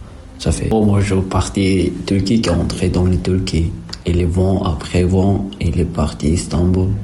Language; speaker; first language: French; non-native, learner; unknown